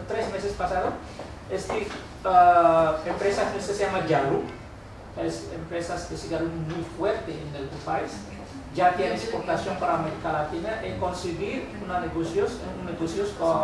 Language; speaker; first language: Spanish; non-native, learner; Indonesian